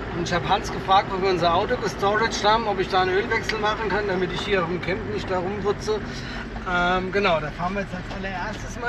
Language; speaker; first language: German; native; German